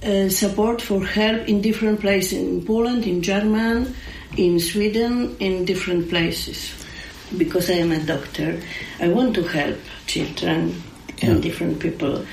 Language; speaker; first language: English; non-native, learner; Polish